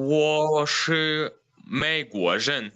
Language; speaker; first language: Chinese; non-native, learner; Kyrgyz